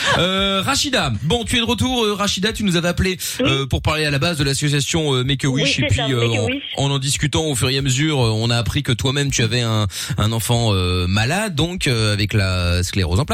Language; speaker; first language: French; native; French